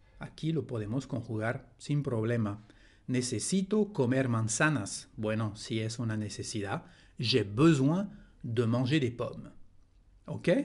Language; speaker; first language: Spanish; non-native, fluent; French